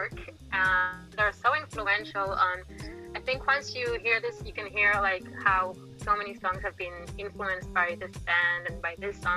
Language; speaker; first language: English; non-native, fluent; Hebrew